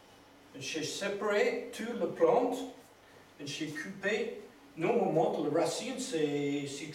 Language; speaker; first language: French; non-native, learner; English